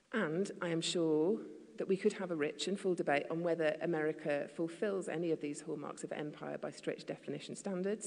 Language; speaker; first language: English; native; English